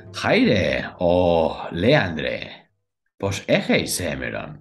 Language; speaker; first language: Greek; non-native, learner; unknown